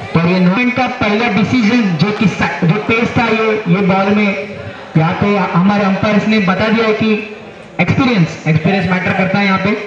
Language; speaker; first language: Hindi; non-native, local second language; Marathi